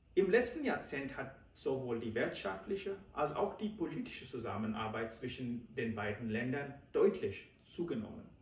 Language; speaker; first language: German; non-native, fluent; Telugu